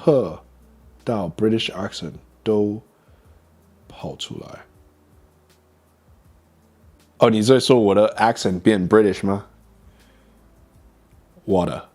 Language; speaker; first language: Chinese; non-native, learner; English